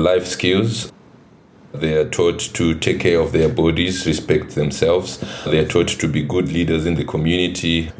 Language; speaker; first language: English; non-native, local second language; Shona